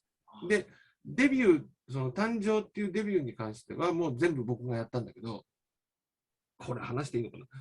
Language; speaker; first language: Japanese; native; Japanese